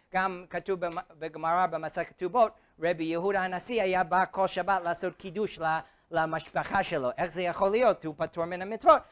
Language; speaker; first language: Hebrew; non-native, fluent; English